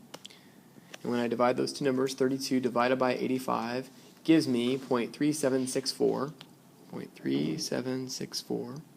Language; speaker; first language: English; native; English